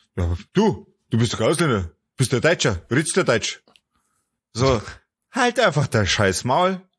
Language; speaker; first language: German; early bilingual, other home language; Polish